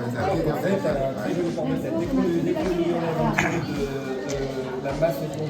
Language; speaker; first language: French; native; French